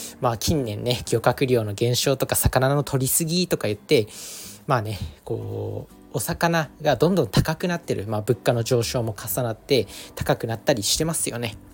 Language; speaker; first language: Japanese; native; Japanese